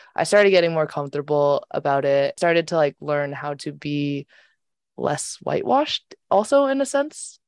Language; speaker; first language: English; native; English